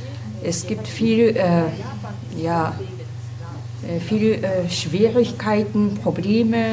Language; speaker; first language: German; non-native, learner; Japanese